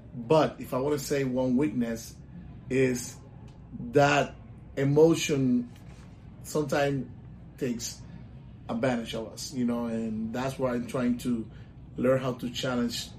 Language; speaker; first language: English; non-native, local second language; Spanish